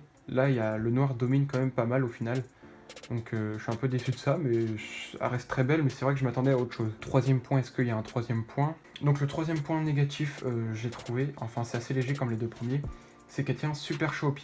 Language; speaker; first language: French; native; French